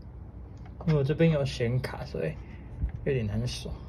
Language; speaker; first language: Chinese; native; Chinese